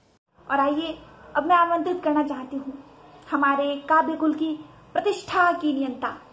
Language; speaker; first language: Hindi; native; Hindi